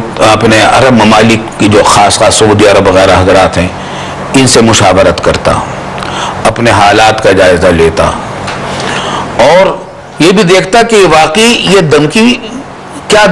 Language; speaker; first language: Urdu; native; Urdu